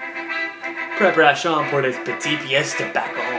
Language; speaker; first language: French; non-native, learner; English